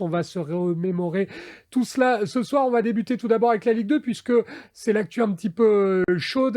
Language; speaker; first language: French; native; French